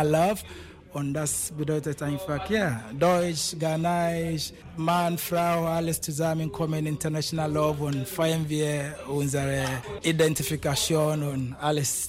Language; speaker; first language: German; non-native, fluent; Akan